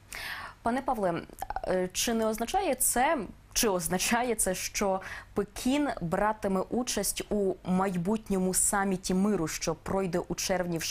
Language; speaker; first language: Ukrainian; native; Ukrainian